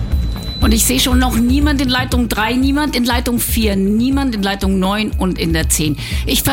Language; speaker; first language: German; native; German